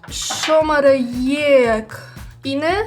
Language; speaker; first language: Persian; non-native, learner; Russian